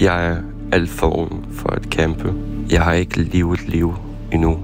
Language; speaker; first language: Danish; non-native, fluent; Ukrainian